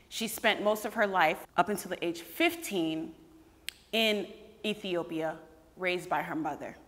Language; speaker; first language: English; native; English